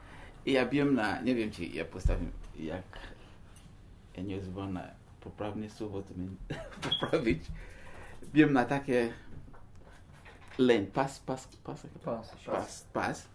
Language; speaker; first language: Polish; non-native, learner; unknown